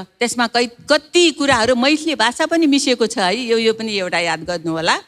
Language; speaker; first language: Nepali; non-native, local second language; Newari